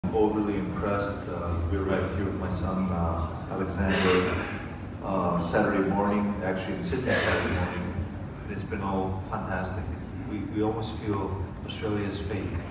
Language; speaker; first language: English; non-native, fluent; Greek